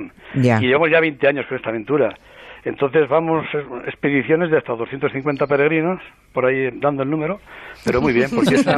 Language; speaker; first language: Spanish; native; Spanish